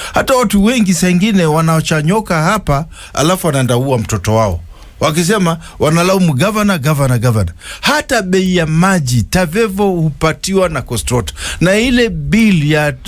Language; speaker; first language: Swahili; non-native, local second language; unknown